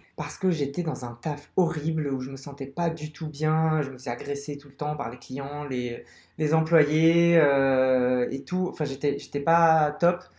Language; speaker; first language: French; non-native, local second language; Arabic